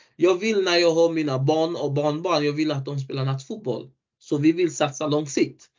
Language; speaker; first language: Swedish; non-native, fluent; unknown